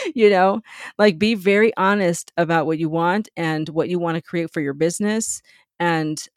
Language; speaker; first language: English; native; English